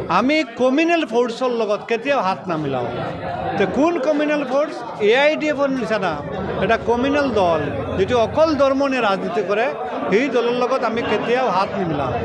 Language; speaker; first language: Assamese; non-native, local second language; Bangla